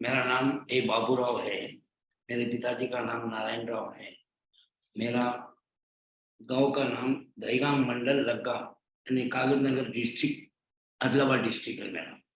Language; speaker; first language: Hindi; non-native, local second language; Telugu